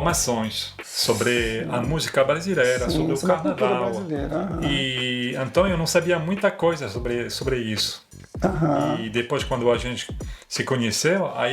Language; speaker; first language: Portuguese; non-native, fluent; French